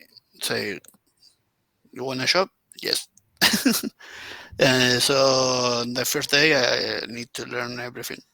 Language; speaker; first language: English; non-native, learner; Spanish